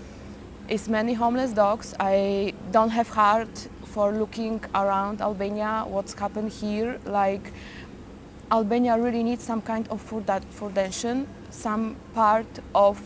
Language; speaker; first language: English; non-native, fluent; Polish